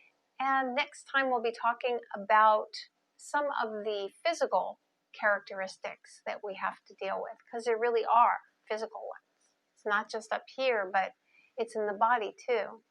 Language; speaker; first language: English; native; English